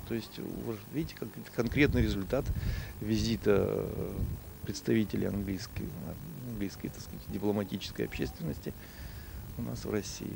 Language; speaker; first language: Russian; native; Russian